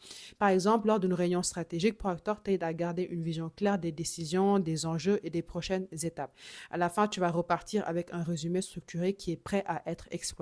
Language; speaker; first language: French; native; French